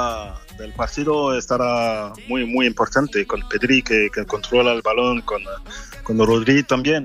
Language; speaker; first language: Spanish; non-native, fluent; French